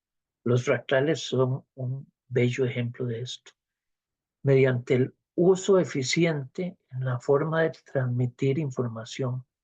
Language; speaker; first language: Spanish; native; Spanish